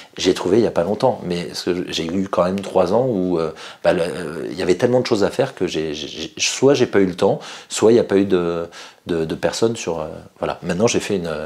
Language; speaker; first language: French; native; French